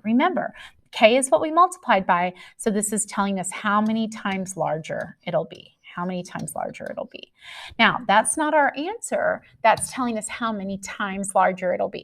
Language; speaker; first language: English; native; English